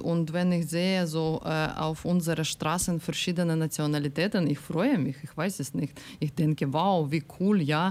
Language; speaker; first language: German; non-native, learner; Ukrainian